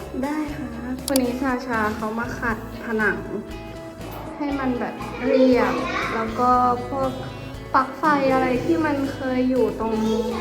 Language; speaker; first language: Thai; native; Thai